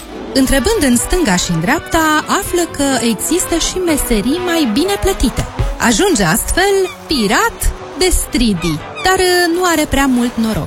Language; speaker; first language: Romanian; native; Romanian